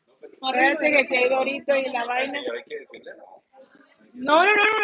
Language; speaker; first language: Spanish; native; Spanish